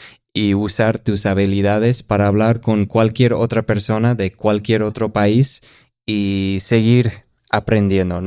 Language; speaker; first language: Spanish; non-native, fluent; English